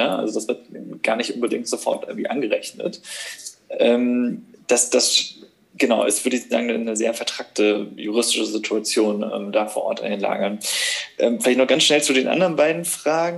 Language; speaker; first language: German; native; German